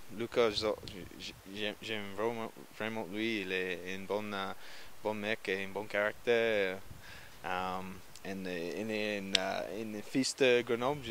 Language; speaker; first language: French; non-native, learner; English